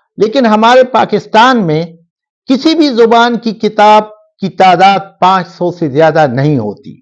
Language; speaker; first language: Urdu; non-native, local second language; Pashto